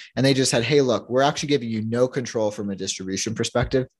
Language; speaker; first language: English; native; English